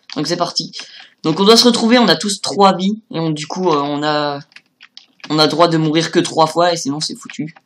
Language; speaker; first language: French; native; French